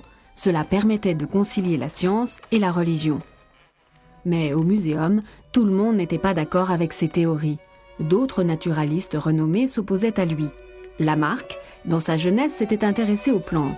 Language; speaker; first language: French; native; French